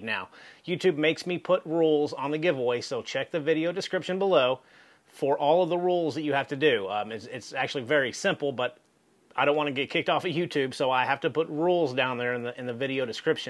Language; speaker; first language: English; native; English